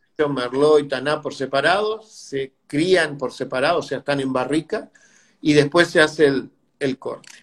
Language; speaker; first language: Spanish; native; Spanish